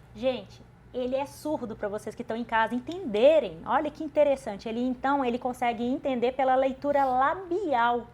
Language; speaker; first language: Portuguese; native; Portuguese